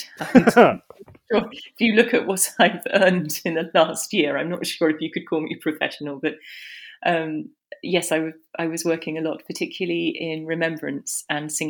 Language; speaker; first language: English; native; English